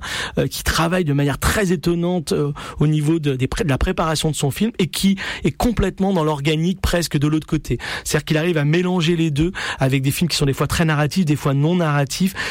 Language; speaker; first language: French; native; French